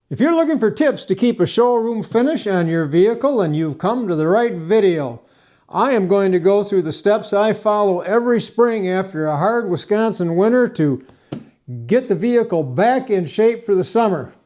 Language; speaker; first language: English; native; English